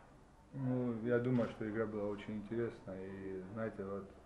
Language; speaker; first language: Russian; non-native, fluent; Georgian